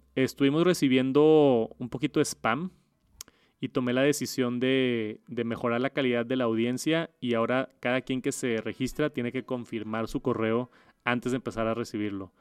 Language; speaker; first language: Spanish; native; Spanish